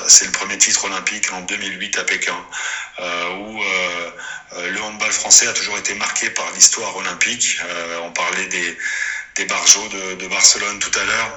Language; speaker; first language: French; native; French